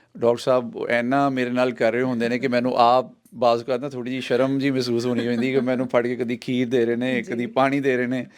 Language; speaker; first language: Punjabi; native; Punjabi